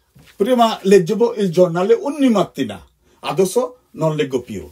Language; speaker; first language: Italian; non-native, fluent; Bangla